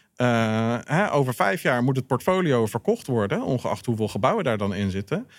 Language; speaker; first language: Dutch; native; Dutch